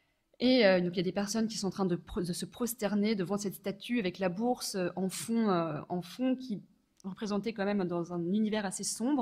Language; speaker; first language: French; native; French